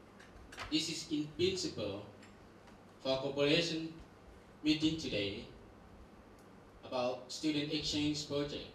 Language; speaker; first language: English; non-native, learner; Thai